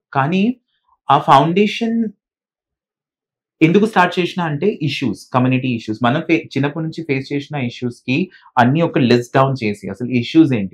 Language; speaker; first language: Telugu; non-native, fluent; Bangla